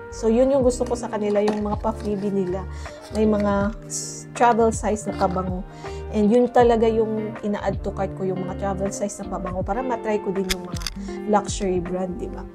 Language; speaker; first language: Filipino; non-native, local second language; Cebuano